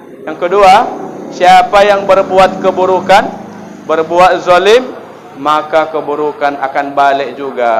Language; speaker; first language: Indonesian; native; Indonesian